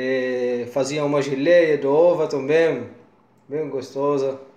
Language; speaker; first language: Portuguese; non-native, learner; Arabic